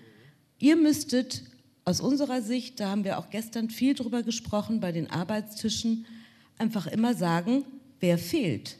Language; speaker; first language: German; native; German